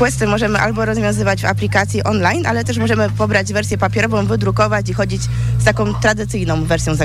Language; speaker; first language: Polish; native; Polish